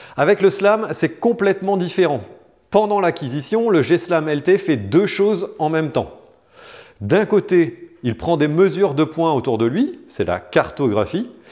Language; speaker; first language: French; native; French